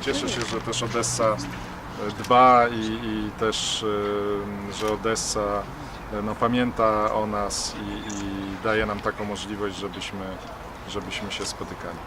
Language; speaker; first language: Polish; native; Polish